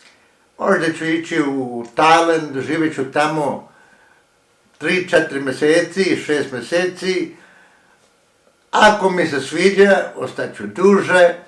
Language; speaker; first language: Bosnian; early bilingual, heritage; Croatian